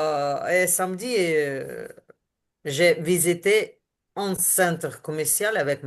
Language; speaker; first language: French; non-native, learner; Ukrainian